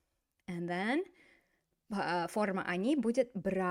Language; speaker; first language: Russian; non-native, fluent; English